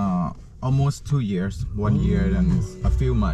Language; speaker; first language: English; non-native, fluent; Thai